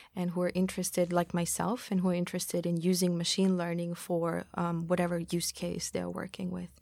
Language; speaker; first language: English; non-native, fluent; German